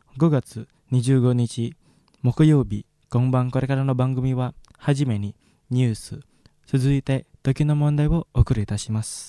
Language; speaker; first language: Japanese; non-native, fluent; Indonesian